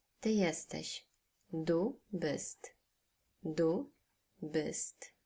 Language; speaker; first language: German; non-native, fluent; Polish